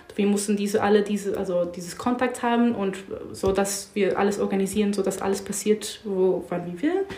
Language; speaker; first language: German; non-native, learner; English